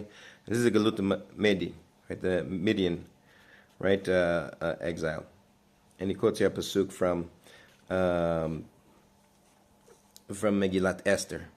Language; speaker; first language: English; native; English